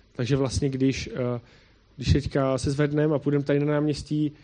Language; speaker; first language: Czech; native; Czech